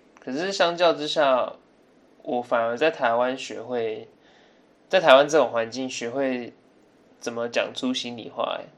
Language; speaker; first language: Chinese; early bilingual, other home language; English